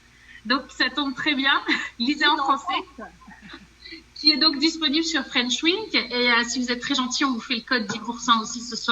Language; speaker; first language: French; native; French